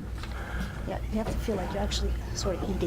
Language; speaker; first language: English; native; English